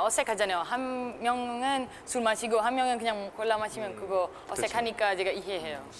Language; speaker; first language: Korean; non-native, fluent; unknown